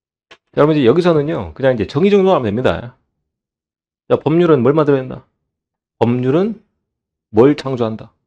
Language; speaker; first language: Korean; native; Korean